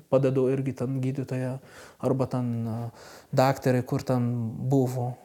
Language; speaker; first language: Lithuanian; non-native, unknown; Arabic